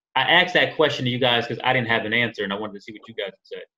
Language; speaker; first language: English; native; English